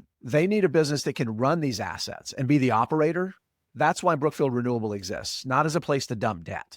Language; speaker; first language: English; native; English